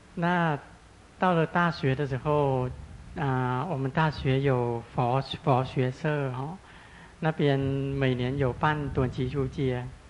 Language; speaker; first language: Chinese; non-native, fluent; Thai